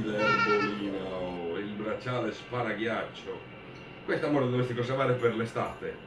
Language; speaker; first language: Italian; native; Italian